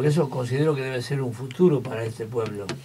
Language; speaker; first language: Spanish; native; Spanish